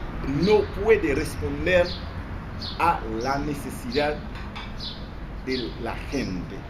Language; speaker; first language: Spanish; non-native, fluent; Haitian Creole